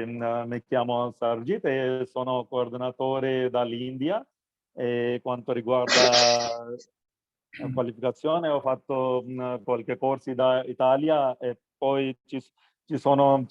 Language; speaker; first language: Italian; non-native, learner; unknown